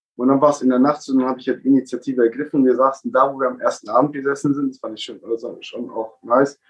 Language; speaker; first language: German; early bilingual, other home language; Italian